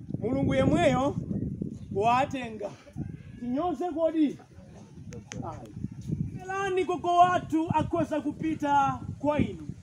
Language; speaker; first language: Nyanja; non-native, local second language; Tumbuka